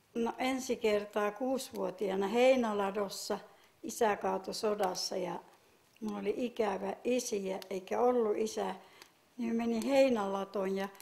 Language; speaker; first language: Finnish; non-native, local second language; Northern Sami